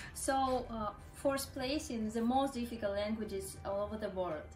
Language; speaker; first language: English; non-native, learner; Russian